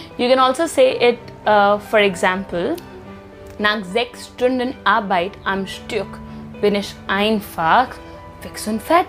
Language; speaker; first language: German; non-native, fluent; Hindi